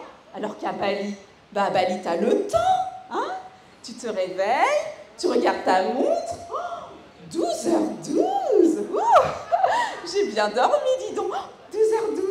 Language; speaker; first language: French; native; French